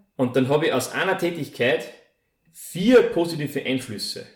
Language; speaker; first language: German; native; German